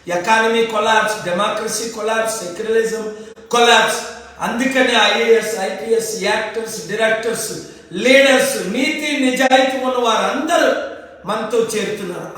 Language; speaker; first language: Telugu; native; Telugu